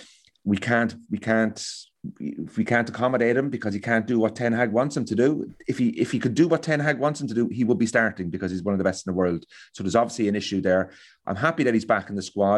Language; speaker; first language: English; native; English